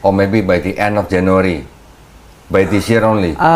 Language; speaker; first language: English; non-native, fluent; Indonesian